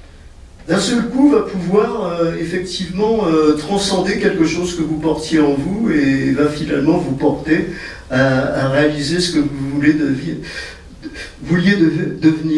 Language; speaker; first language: French; native; French